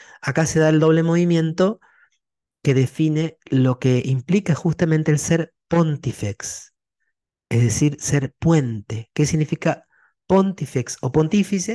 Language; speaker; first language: Spanish; native; Spanish